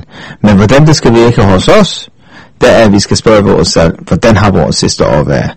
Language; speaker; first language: Danish; non-native, fluent; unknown